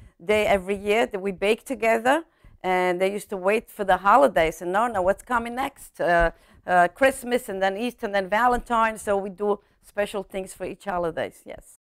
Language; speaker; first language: English; non-native, fluent; Italian